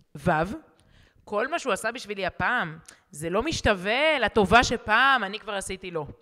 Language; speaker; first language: Hebrew; native; Hebrew